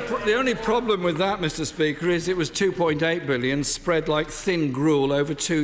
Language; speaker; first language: English; native; English